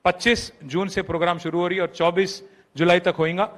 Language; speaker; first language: Hindi; non-native, local second language; Telugu